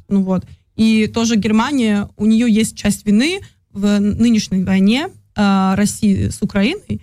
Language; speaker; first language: Russian; early bilingual, heritage; Russian